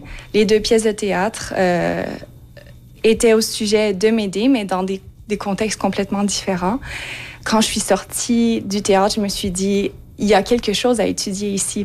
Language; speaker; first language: French; native; French